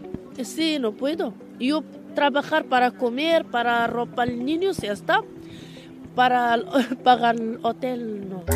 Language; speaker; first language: Spanish; non-native, learner; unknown